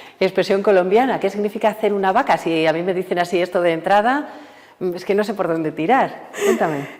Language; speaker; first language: Spanish; native; Spanish